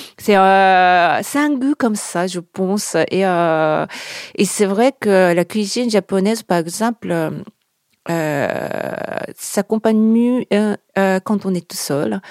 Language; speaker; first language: French; non-native, fluent; Japanese